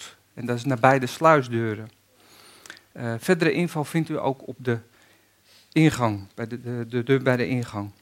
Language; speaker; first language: Dutch; native; Dutch